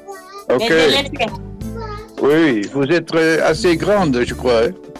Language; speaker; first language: French; non-native, learner; Dutch